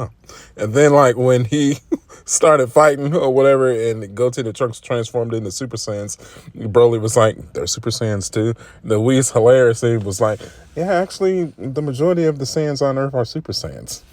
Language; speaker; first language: English; native; English